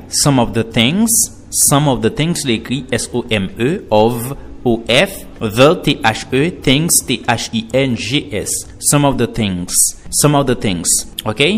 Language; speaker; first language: English; non-native, fluent; Haitian Creole